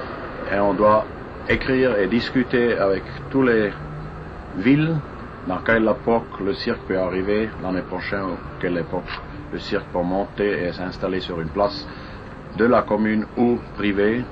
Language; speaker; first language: French; non-native, fluent; German